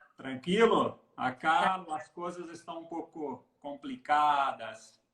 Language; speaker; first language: Spanish; non-native, learner; Portuguese